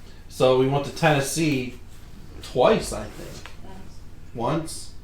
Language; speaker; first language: English; native; English